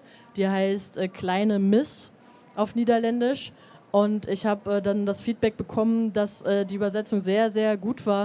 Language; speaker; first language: German; native; German